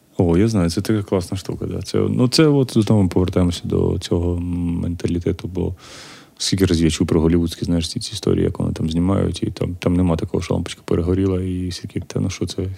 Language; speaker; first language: Ukrainian; native; Ukrainian